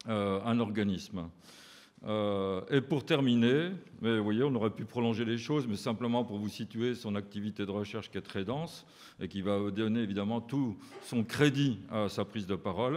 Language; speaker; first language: French; native; French